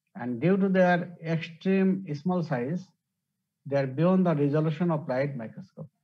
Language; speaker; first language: English; non-native, local second language; Bangla